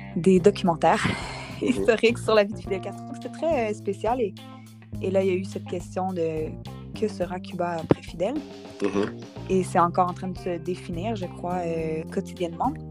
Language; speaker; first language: French; native; French